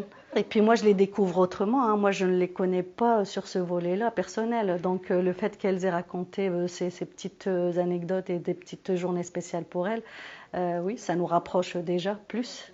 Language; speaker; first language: French; native; French